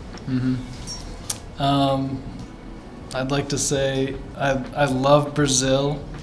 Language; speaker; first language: English; native; English